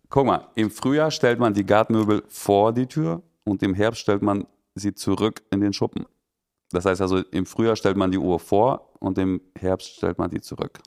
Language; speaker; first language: German; early bilingual, other home language; Russian